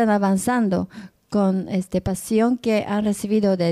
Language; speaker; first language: Spanish; non-native, learner; Japanese